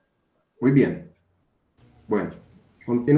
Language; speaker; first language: Spanish; native; Spanish